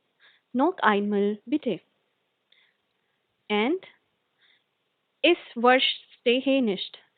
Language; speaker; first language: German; non-native, learner; Hindi